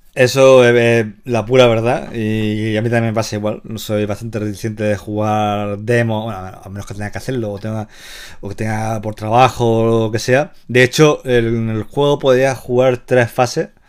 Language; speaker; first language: Spanish; native; Spanish